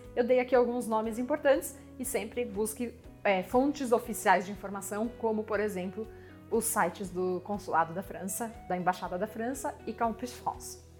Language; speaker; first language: Portuguese; non-native, fluent; French